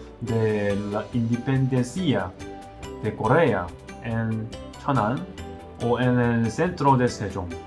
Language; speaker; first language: Spanish; non-native, learner; Korean